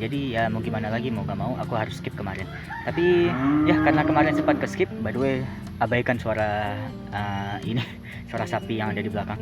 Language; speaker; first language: Indonesian; native; Indonesian